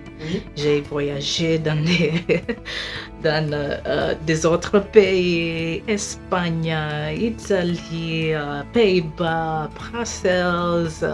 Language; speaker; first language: French; non-native, fluent; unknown